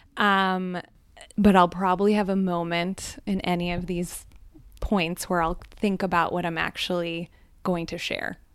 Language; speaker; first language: English; early bilingual, other home language; Gujarati